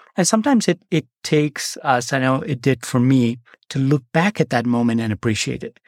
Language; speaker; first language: English; non-native, local second language; Malayalam